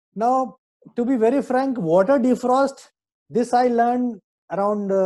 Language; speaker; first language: English; non-native, local second language; Hindi